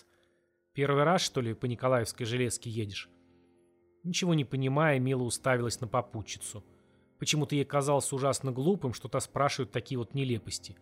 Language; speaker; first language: Russian; native; Russian